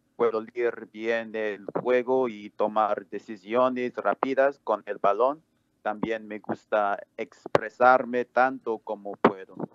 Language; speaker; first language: Spanish; non-native, learner; English